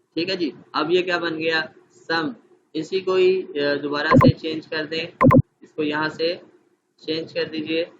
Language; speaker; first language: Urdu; non-native, local second language; Punjabi